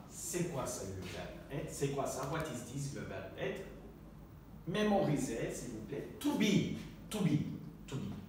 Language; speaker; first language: French; non-native, fluent; Turkish